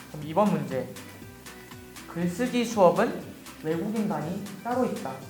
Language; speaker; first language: Korean; native; Korean